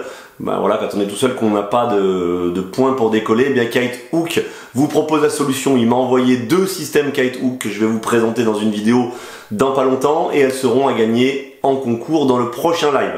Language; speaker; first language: French; native; French